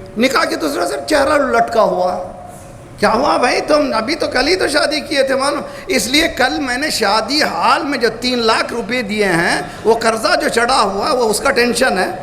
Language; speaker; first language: Urdu; native; Urdu